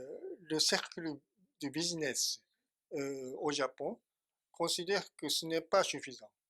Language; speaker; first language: French; non-native, fluent; Japanese